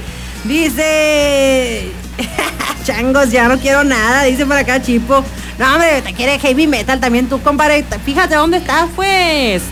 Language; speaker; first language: Spanish; native; Spanish